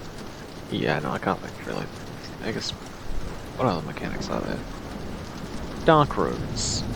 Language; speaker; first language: English; native; English